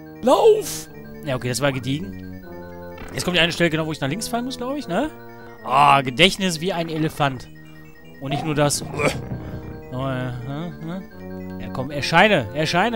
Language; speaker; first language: German; native; German